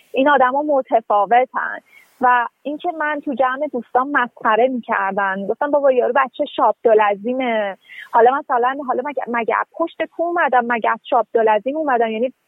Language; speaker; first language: Persian; native; Persian